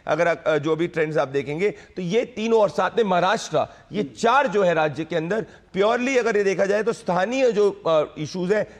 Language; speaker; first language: Hindi; native; Hindi